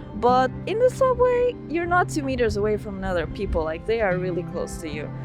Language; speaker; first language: English; non-native, fluent; Portuguese